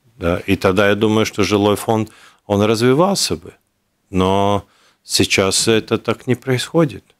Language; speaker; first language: Russian; non-native, local second language; Latvian